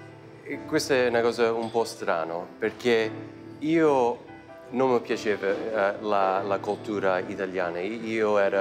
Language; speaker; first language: Italian; early bilingual, heritage; Italian